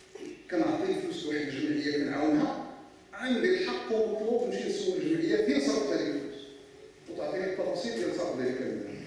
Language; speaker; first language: Arabic; native; Arabic